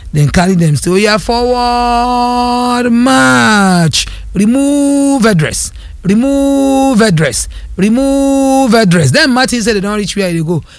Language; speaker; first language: Nigerian Pidgin; non-native, local second language; Yoruba